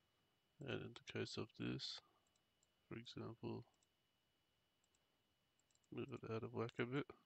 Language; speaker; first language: English; native; English